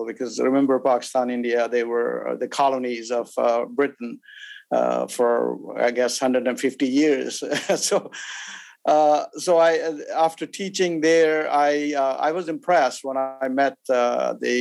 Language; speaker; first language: English; non-native, local second language; Urdu